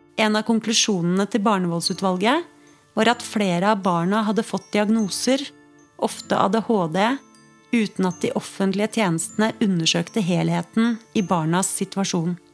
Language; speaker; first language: Norwegian; native; Norwegian